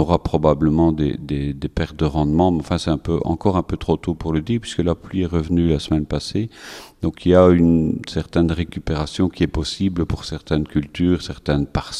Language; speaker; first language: French; native; French